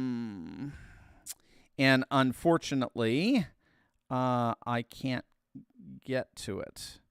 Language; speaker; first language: English; native; English